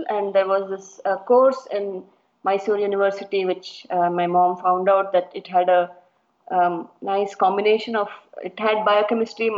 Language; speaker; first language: English; non-native, local second language; Kannada